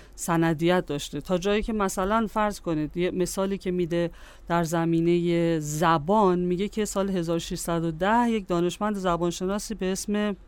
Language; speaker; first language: Persian; native; Persian